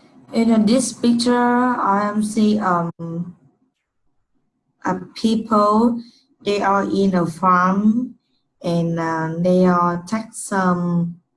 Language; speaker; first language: English; non-native, learner; Vietnamese